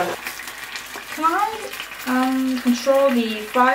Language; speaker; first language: English; non-native, learner; Korean